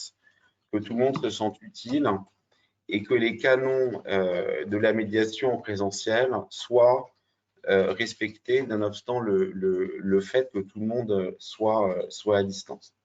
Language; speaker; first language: French; native; French